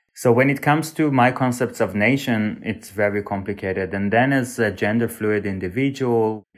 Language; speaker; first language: English; non-native, fluent; Hebrew